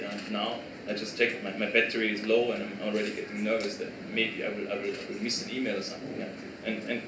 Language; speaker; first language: English; non-native, fluent; German